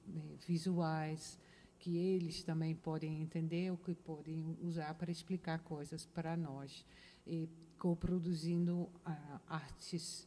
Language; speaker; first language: Portuguese; non-native, fluent; Dutch